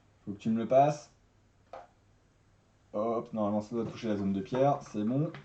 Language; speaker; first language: French; native; French